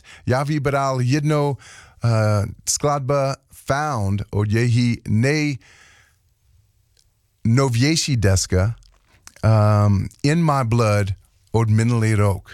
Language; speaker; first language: Czech; non-native, learner; English